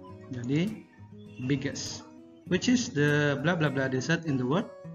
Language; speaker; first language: English; non-native, fluent; Indonesian